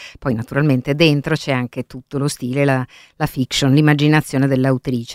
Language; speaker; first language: Italian; native; Italian